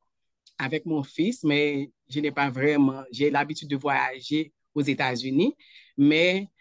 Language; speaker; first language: French; non-native, local second language; Haitian Creole